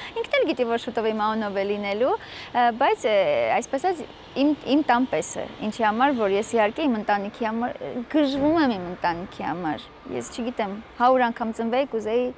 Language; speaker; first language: Armenian; native; Armenian